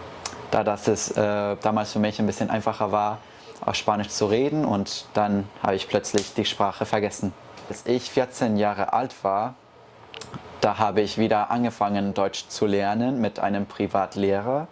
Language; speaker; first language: German; early bilingual, heritage; Spanish